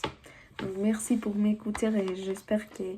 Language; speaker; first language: French; non-native, learner; Spanish